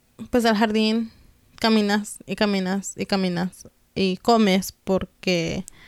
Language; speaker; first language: Spanish; early bilingual, heritage; Spanish